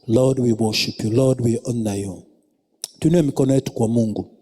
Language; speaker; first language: English; non-native, local second language; Swahili